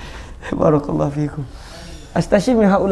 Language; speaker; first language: Arabic; non-native, fluent; Malay